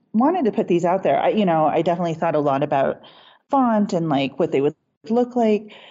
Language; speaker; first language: English; native; English